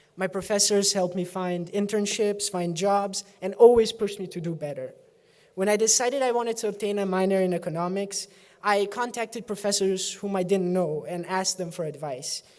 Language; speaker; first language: English; early bilingual, other home language; Albanian